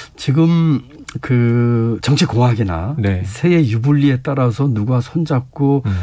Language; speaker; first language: Korean; native; Korean